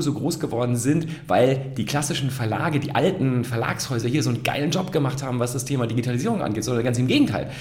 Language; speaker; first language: German; native; German